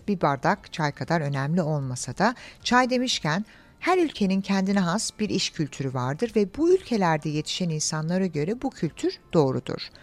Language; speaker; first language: Turkish; early bilingual, heritage; Turkish